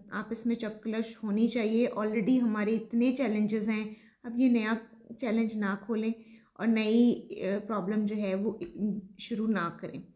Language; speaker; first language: Urdu; native; Urdu